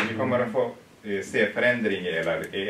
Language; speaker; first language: Swedish; non-native, fluent; Tigrinya